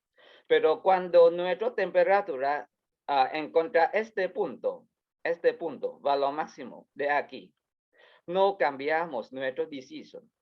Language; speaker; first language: Spanish; non-native, learner; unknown